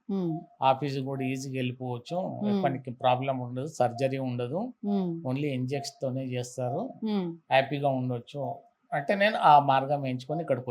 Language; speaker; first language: Telugu; native; Telugu